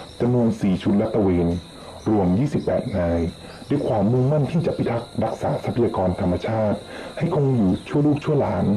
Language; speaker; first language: Thai; native; Thai